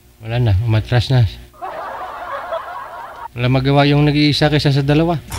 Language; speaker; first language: Filipino; native; Filipino